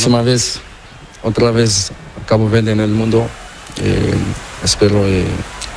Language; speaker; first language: Spanish; non-native, learner; Portuguese